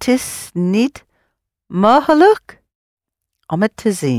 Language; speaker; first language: Dutch; non-native, learner; English